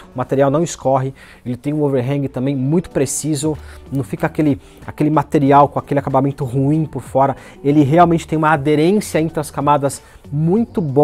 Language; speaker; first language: Portuguese; native; Portuguese